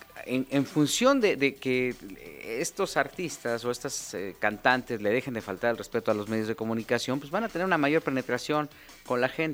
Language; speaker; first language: Spanish; native; Spanish